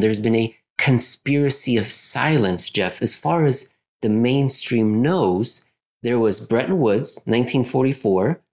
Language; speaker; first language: English; native; English